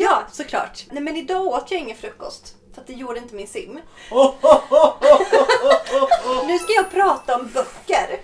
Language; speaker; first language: Swedish; native; Swedish